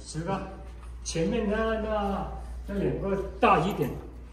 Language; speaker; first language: Chinese; non-native, learner; Cantonese